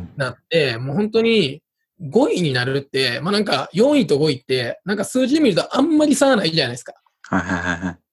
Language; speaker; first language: Japanese; native; Japanese